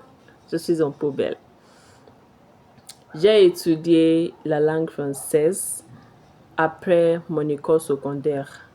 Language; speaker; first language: French; non-native, fluent; Igbo